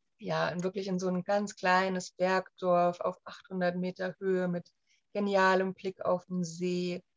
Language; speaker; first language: German; native; German